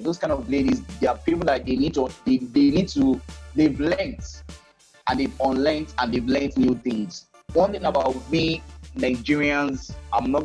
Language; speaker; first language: English; non-native, local second language; Yoruba